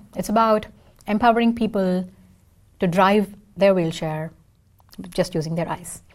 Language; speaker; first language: English; non-native, local second language; Tamil